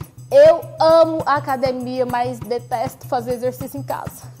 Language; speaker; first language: Portuguese; native; Portuguese